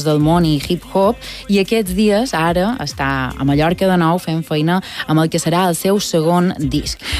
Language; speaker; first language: Catalan; native; Catalan